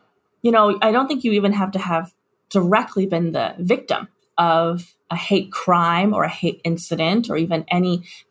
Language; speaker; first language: English; native; English